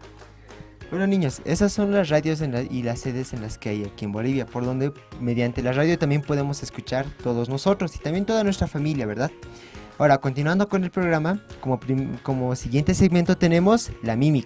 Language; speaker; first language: Spanish; native; Spanish